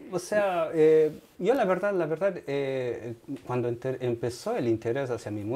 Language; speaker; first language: Spanish; native; Spanish